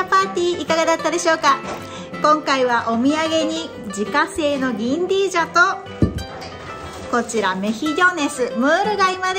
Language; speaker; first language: Japanese; native; Japanese